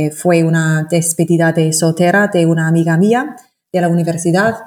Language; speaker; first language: Spanish; non-native, fluent; English